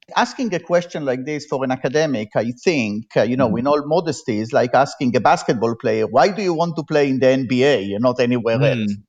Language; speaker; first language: English; non-native, fluent; Hebrew